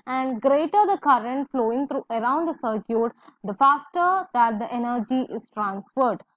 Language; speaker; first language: English; non-native, local second language; Malayalam